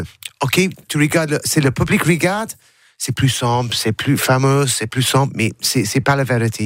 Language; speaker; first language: French; non-native, learner; English